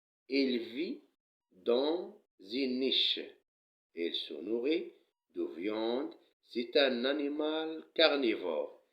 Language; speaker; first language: French; non-native, local second language; Arabic